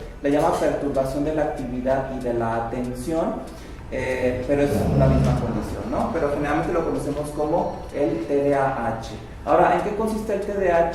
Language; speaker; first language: Spanish; native; Spanish